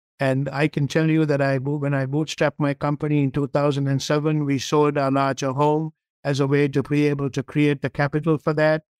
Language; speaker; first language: English; non-native, local second language; Tamil